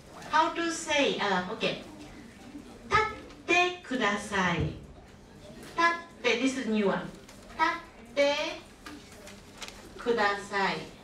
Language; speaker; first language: English; non-native, local second language; Japanese